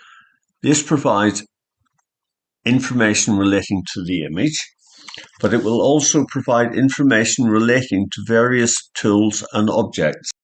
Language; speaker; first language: English; native; English